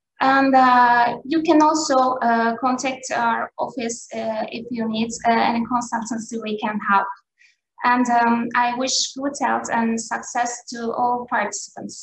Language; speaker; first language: English; non-native, fluent; Turkish